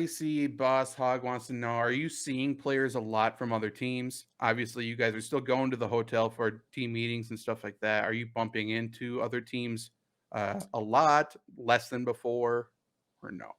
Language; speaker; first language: English; native; English